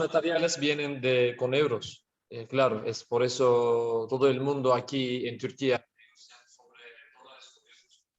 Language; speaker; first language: Spanish; non-native, learner; Turkish